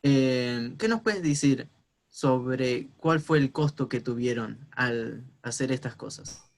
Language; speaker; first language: Spanish; native; Spanish